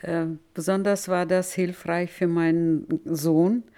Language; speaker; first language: German; non-native, fluent; Russian